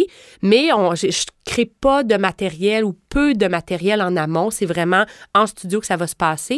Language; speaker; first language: French; native; French